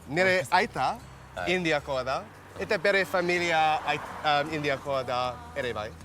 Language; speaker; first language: Basque; non-native, learner; English